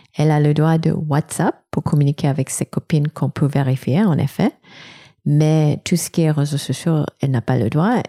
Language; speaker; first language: French; non-native, fluent; English